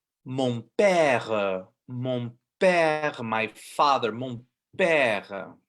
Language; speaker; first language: French; non-native, fluent; English